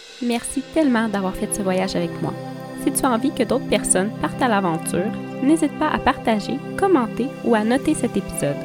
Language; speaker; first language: French; native; French